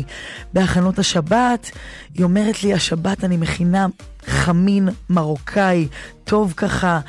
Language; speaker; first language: Hebrew; native; Hebrew